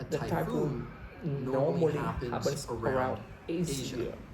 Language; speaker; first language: English; non-native, learner; Vietnamese